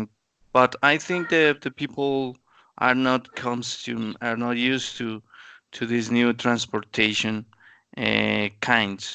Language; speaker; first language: English; non-native, learner; Spanish